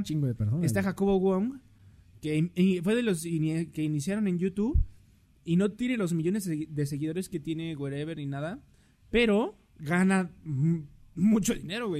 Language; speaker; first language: Spanish; native; Spanish